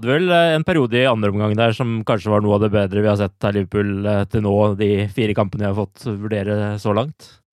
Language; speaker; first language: Norwegian; native; Norwegian